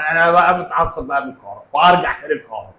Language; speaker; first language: Arabic; native; Arabic